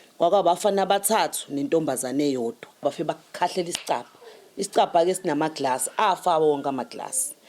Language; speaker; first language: Zulu; native; Zulu